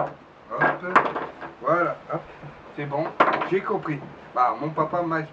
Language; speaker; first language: French; native; French